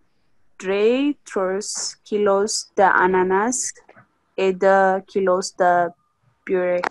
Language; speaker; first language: French; non-native, learner; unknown